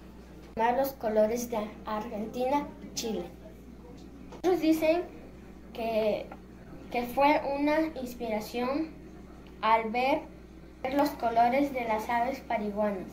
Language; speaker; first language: Spanish; native; Spanish